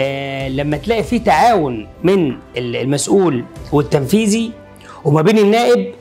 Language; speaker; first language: Arabic; native; Arabic